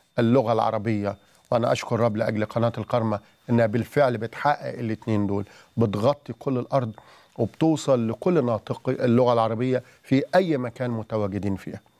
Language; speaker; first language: Arabic; native; Arabic